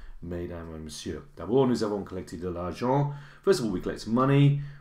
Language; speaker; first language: French; non-native, fluent; English